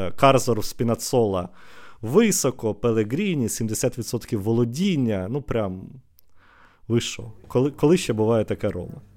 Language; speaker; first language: Ukrainian; native; Ukrainian